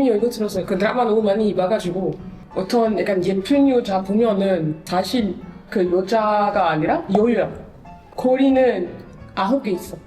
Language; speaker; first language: Korean; non-native, learner; French